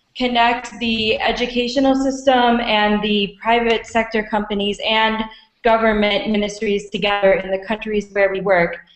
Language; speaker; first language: English; native; English